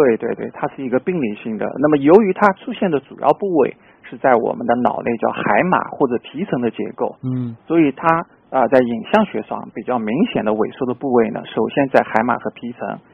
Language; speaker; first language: Chinese; native; Chinese